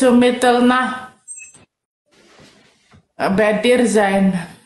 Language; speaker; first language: German; non-native, learner; Indonesian